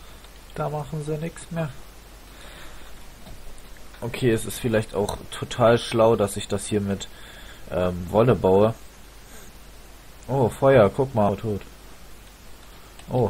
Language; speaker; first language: German; native; German